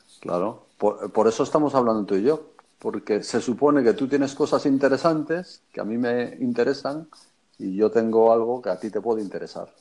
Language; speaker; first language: Spanish; native; Spanish